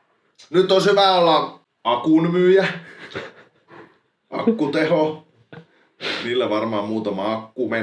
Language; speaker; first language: Finnish; native; Finnish